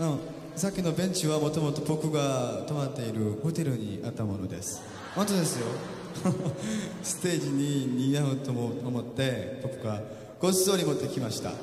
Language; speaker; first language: Japanese; non-native, fluent; Korean